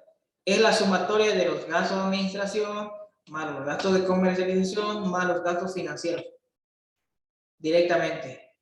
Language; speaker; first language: Spanish; native; Spanish